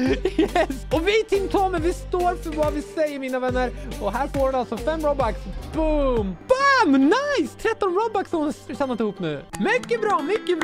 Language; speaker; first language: Swedish; native; Swedish